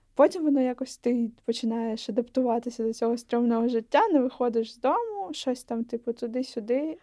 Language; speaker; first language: Ukrainian; non-native, local second language; Russian